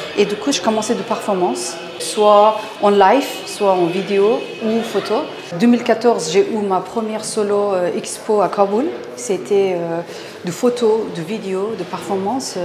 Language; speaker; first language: French; non-native, fluent; Persian